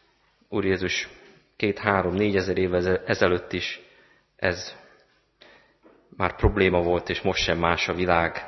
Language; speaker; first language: Hungarian; native; Hungarian